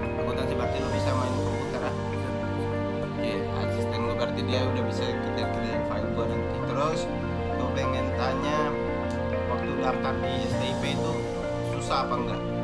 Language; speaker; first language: Indonesian; native; Indonesian